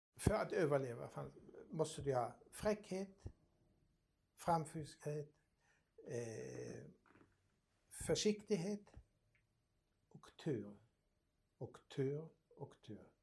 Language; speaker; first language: Swedish; non-native, fluent; German